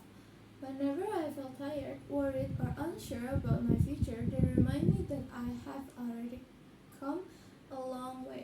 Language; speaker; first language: English; non-native, learner; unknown